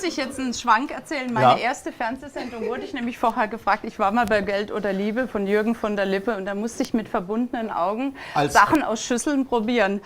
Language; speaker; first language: German; native; German